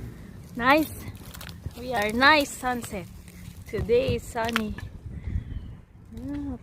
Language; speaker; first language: English; non-native, learner; Filipino